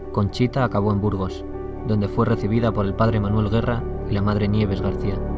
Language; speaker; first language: Spanish; native; Spanish